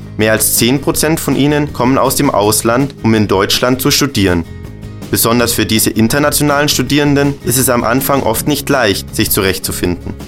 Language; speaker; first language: German; native; German